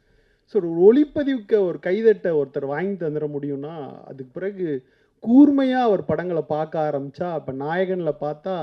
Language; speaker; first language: Tamil; native; Tamil